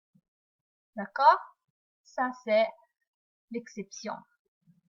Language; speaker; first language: French; non-native, fluent; Italian